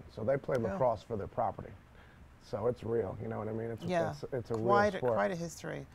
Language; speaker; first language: English; native; English